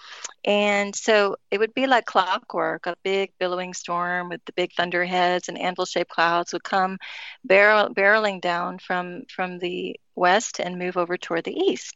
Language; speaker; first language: English; native; English